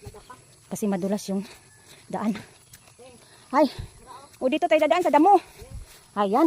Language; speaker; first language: Filipino; non-native, local second language; Cebuano